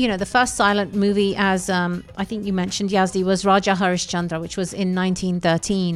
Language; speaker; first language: English; native; English